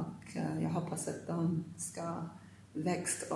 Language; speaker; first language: Swedish; non-native, learner; English